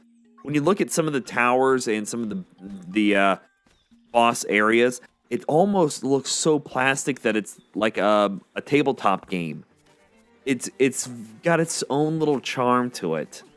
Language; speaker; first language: English; native; English